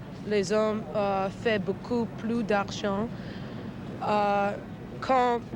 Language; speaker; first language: French; non-native, learner; English